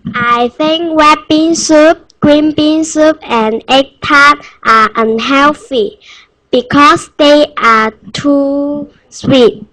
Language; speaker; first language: English; non-native, learner; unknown